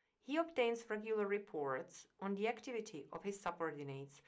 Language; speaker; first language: English; non-native, fluent; Czech